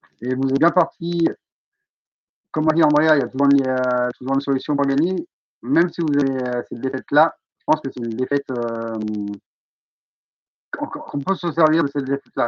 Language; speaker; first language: French; native; French